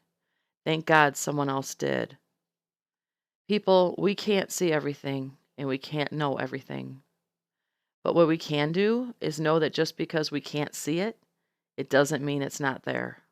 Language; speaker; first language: English; native; English